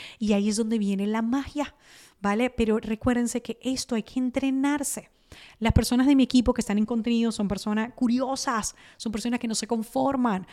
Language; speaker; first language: Spanish; early bilingual, other home language; Italian